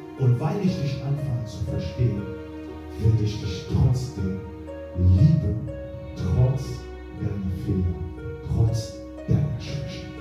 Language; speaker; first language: German; non-native, fluent; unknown